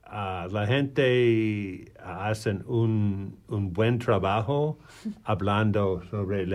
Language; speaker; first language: Spanish; non-native, learner; English